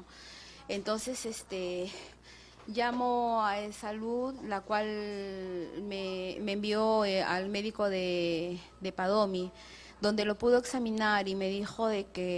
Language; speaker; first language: Spanish; native; Spanish